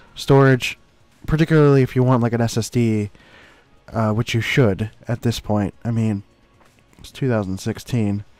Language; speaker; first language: English; native; English